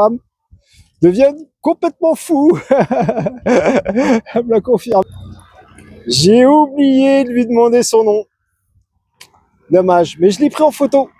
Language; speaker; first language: French; native; French